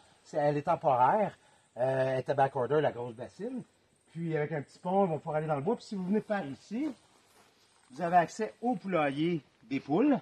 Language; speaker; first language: French; native; French